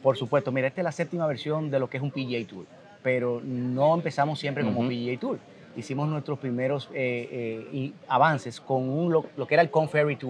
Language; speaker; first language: Spanish; native; Spanish